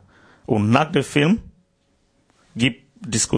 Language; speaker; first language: German; non-native, learner; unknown